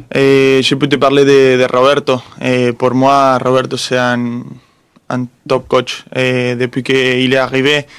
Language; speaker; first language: French; non-native, fluent; Spanish